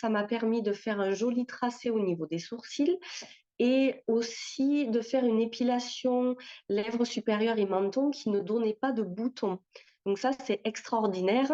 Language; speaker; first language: French; native; French